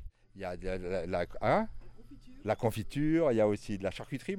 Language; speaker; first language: French; native; French